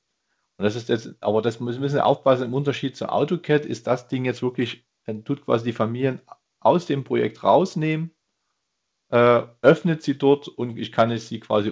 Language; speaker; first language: German; native; German